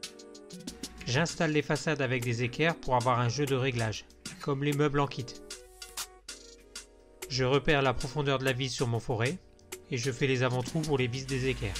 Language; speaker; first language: French; native; French